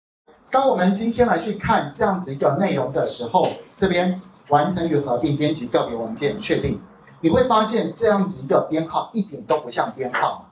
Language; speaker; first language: Chinese; native; Chinese